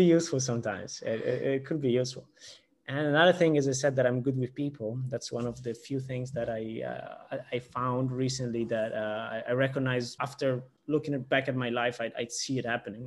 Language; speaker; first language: English; non-native, fluent; Italian